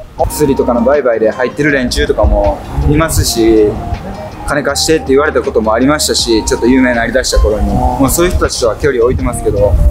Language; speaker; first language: Japanese; native; Japanese